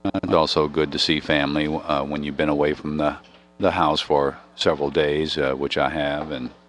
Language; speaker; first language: English; native; English